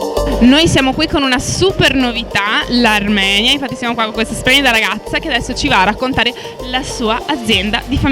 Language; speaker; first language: Italian; native; Italian